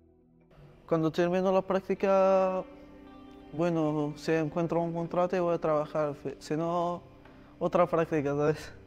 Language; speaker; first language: Spanish; non-native, learner; Arabic